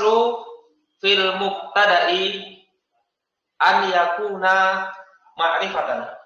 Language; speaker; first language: Arabic; non-native, fluent; Indonesian